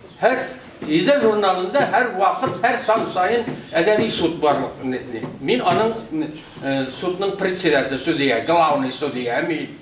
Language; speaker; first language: Tatar; native; Tatar